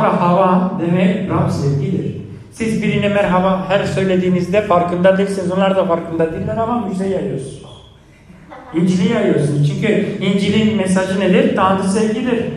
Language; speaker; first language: Turkish; non-native, fluent; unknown